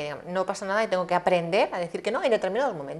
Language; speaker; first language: Spanish; native; Spanish